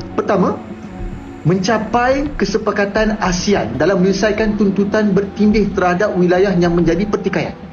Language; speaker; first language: Malay; native; Malay